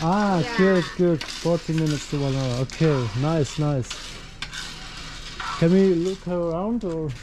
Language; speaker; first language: English; non-native, fluent; Croatian